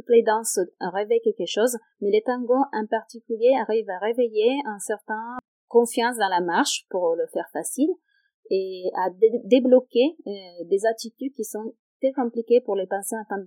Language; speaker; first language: French; non-native, fluent; Italian